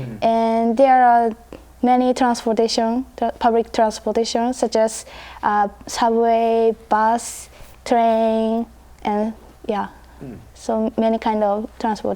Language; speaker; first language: English; non-native, learner; Japanese